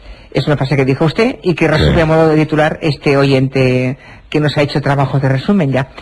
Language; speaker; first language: Spanish; native; Spanish